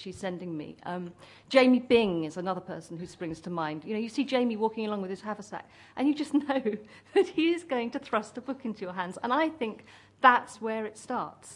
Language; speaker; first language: English; native; English